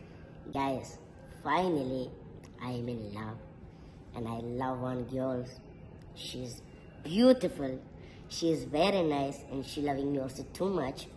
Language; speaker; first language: English; non-native, learner; Tajik